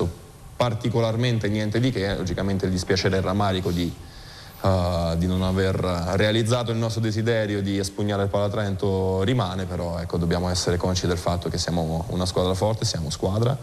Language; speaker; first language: Italian; native; Italian